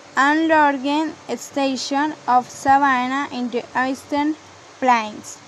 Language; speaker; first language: English; non-native, learner; Spanish